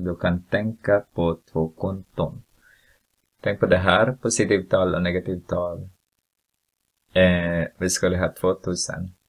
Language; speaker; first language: Swedish; non-native, fluent; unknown